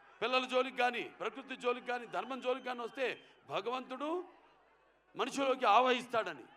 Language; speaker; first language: Telugu; native; Telugu